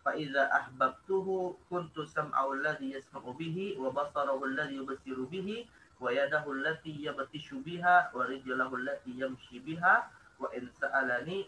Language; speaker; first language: Arabic; non-native, fluent; Indonesian